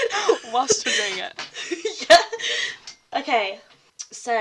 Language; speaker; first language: English; native; English